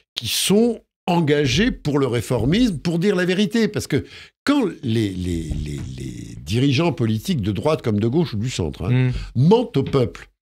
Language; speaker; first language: French; native; French